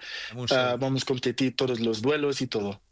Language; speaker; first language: Spanish; non-native, learner; Portuguese